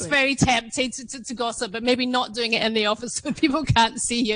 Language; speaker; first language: English; native; English